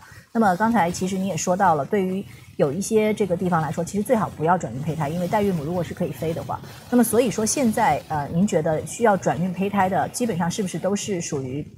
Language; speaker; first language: Chinese; native; Chinese